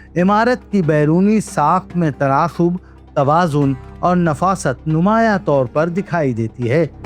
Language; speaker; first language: Urdu; native; Urdu